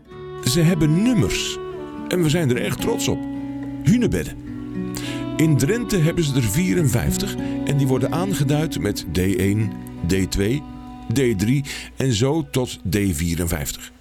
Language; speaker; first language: Dutch; native; Dutch